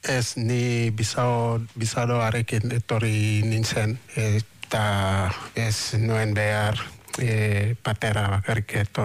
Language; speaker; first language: Basque; non-native, learner; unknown